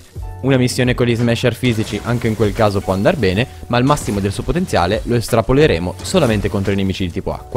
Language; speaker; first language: Italian; native; Italian